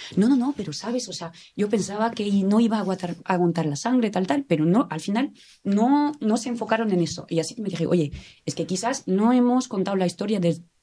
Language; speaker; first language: Spanish; non-native, fluent; French